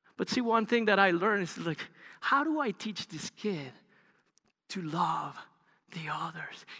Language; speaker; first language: English; non-native, fluent; Spanish